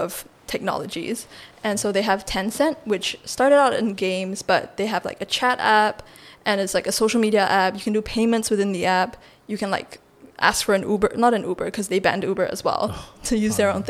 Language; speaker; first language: English; non-native, local second language; Chinese